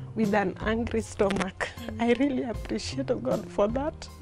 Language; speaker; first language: English; non-native, local second language; Luo (Kenya and Tanzania)